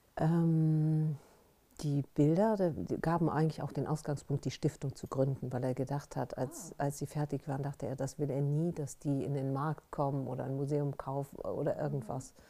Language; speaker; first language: German; native; German